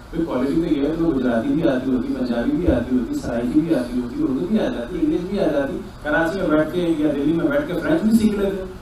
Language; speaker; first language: Urdu; native; Urdu